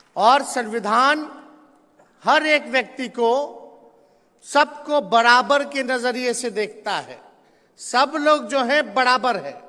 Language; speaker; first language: Hindi; native; Hindi